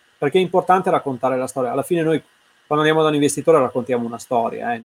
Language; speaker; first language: Italian; native; Italian